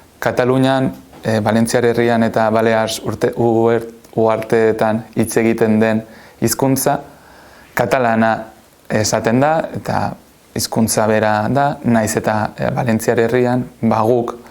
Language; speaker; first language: Basque; non-native, local second language; Catalan